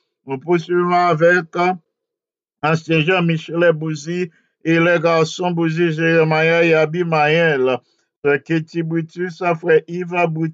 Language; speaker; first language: French; non-native, local second language; Haitian Creole